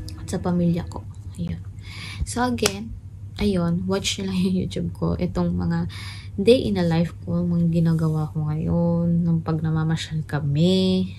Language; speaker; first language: Filipino; native; Filipino